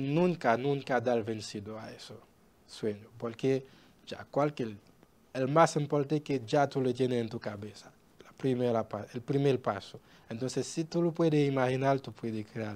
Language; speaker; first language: Spanish; non-native, learner; Haitian Creole